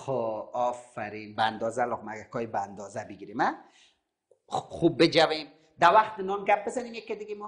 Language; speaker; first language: Persian; native; Persian